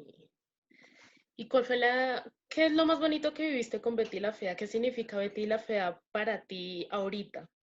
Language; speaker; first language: Spanish; native; Spanish